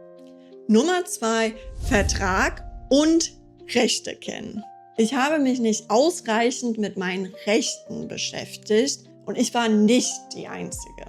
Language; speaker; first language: German; non-native, fluent; English